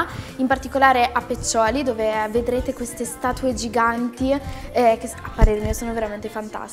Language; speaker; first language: Italian; native; Italian